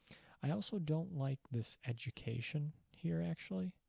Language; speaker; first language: English; native; English